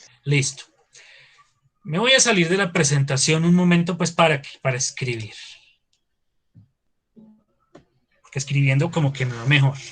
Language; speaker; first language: Spanish; native; Spanish